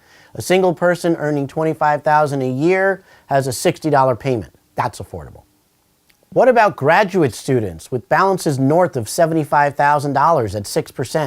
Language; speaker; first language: English; native; English